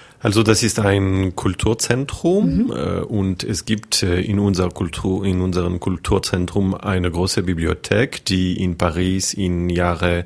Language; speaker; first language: German; non-native, fluent; French